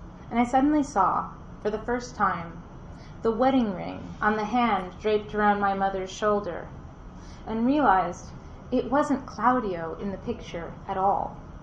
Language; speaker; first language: English; native; English